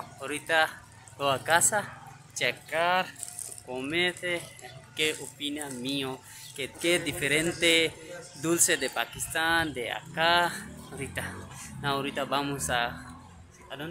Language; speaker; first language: Spanish; non-native, learner; Hindi